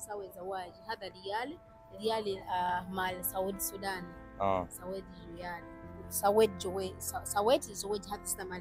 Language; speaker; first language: Arabic; non-native, learner; Ganda